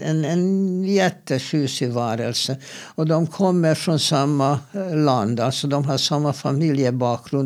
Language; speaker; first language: Swedish; non-native, fluent; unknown